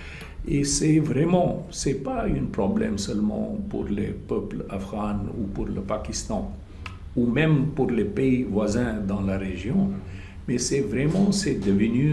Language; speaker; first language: French; non-native, fluent; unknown